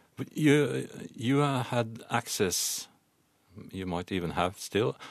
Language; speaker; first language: English; non-native, fluent; Norwegian